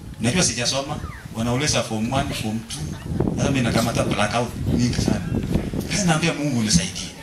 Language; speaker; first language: Swahili; non-native, local second language; Kalenjin